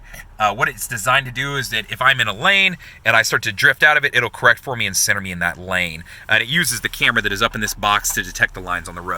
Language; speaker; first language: English; native; English